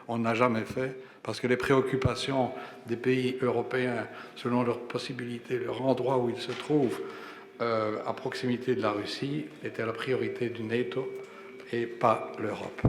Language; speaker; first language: French; native; French